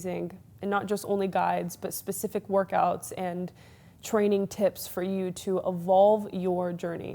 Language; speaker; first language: English; native; English